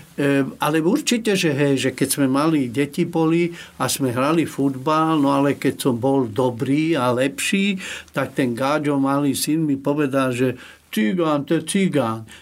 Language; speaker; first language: Slovak; non-native, local second language; Hungarian